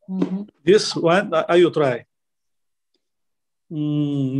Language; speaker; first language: English; non-native, learner; Portuguese